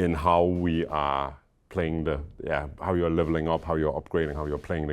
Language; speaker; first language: English; non-native, fluent; Danish